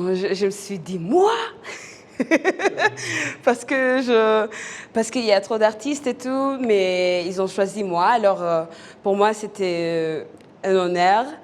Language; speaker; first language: French; non-native, local second language; Kinyarwanda